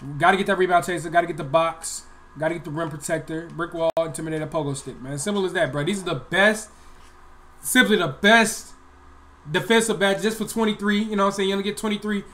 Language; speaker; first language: English; native; English